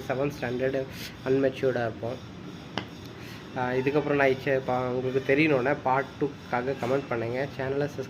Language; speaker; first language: Tamil; non-native, local second language; Hindi